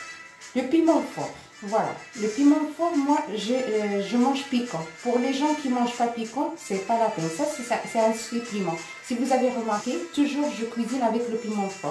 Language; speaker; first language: French; non-native, local second language; Arabic